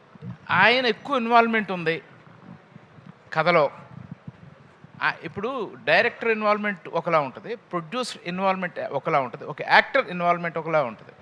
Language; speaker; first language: Telugu; native; Telugu